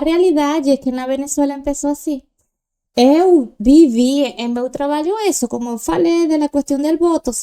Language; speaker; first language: Portuguese; non-native, learner; Spanish